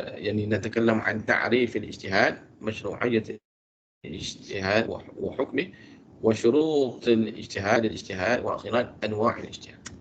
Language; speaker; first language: Arabic; non-native, fluent; Malay